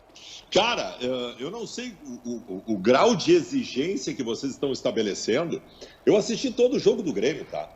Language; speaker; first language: Portuguese; native; Portuguese